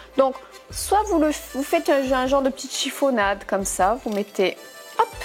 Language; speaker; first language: French; native; French